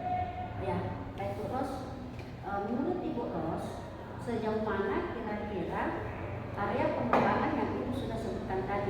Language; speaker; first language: Indonesian; native; Indonesian